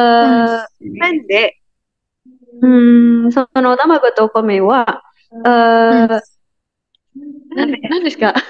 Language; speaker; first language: Japanese; non-native, learner; Indonesian